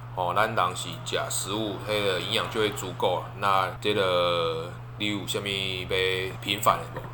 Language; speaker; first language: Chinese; native; Chinese